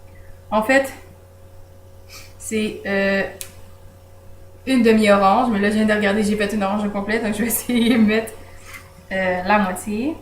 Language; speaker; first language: French; native; French